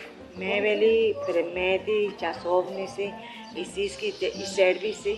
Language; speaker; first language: Bulgarian; non-native, learner; Spanish